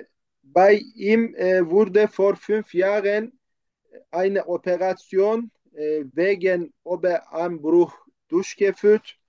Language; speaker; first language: German; non-native, learner; Turkish